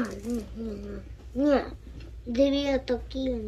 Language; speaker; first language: Russian; early bilingual, heritage; Russian